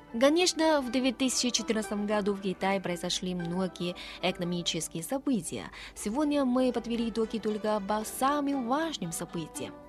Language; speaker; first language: Russian; non-native, fluent; Chinese